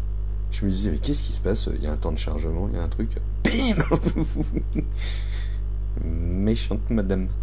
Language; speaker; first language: French; native; French